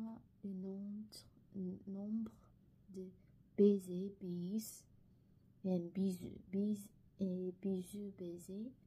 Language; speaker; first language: French; non-native, learner; Korean